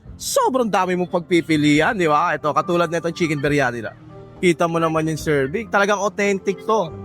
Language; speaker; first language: Filipino; native; Filipino